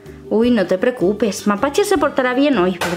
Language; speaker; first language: Spanish; native; Spanish